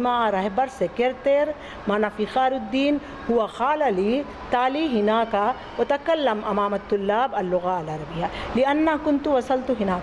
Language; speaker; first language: Arabic; non-native, learner; Urdu